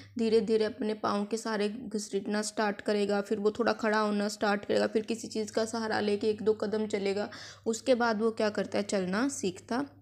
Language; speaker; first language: Hindi; native; Hindi